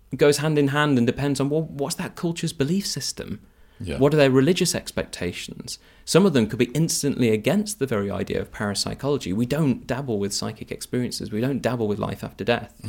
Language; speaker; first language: English; native; English